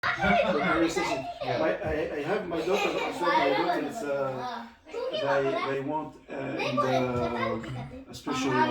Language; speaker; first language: English; non-native, learner; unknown